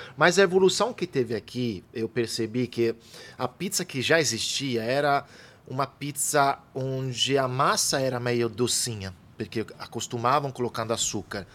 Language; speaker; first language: Portuguese; non-native, fluent; Italian